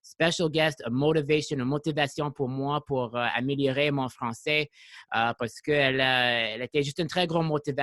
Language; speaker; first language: French; non-native, local second language; English